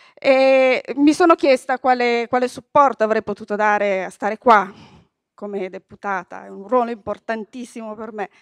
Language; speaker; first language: Italian; native; Italian